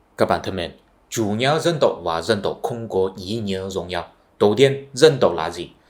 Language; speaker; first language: Vietnamese; non-native, fluent; Chinese